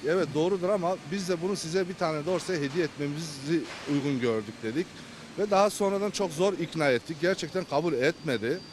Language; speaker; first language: Turkish; native; Turkish